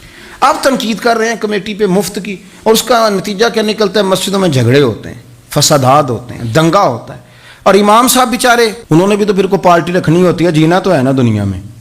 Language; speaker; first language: Urdu; native; Urdu